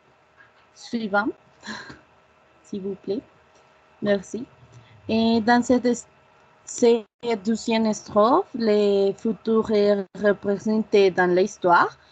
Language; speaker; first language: French; non-native, learner; Spanish